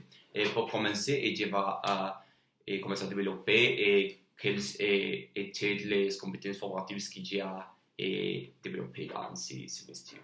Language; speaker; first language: French; non-native, learner; Spanish